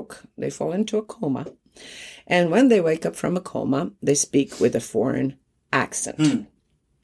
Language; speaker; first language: English; non-native, fluent; Croatian